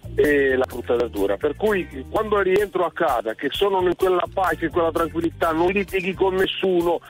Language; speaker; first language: Italian; native; Italian